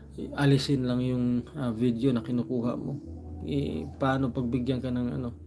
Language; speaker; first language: Filipino; non-native, local second language; Cebuano